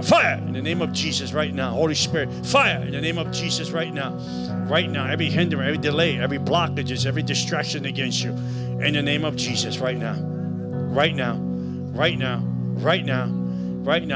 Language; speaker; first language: English; early bilingual, other home language; Spanish